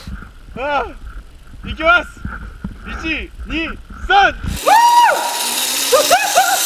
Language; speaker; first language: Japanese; non-native, fluent; Korean